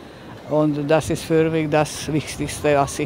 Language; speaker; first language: German; non-native, learner; Slovak